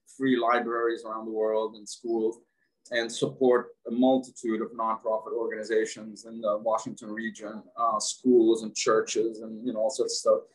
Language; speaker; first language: English; non-native, fluent; Arabic